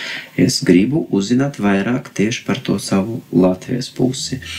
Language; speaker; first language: Latvian; non-native, fluent; Russian